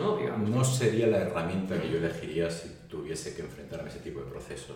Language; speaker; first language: Spanish; native; Spanish